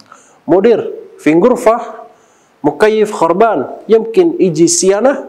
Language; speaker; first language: Arabic; non-native, learner; Indonesian